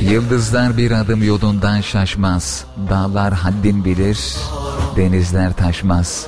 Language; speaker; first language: Turkish; native; Turkish